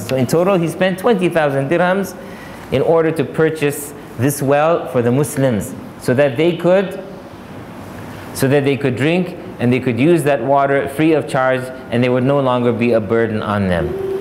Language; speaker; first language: English; native; English